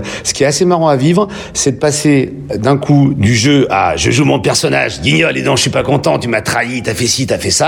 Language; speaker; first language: French; native; French